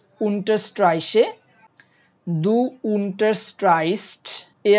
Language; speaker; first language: German; non-native, learner; Bangla